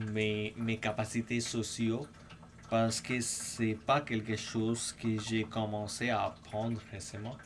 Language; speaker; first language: French; non-native, fluent; English